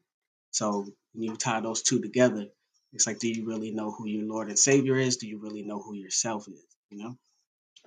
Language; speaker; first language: English; native; English